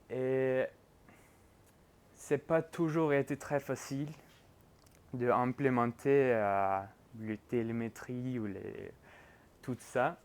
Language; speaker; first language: French; non-native, fluent; Norwegian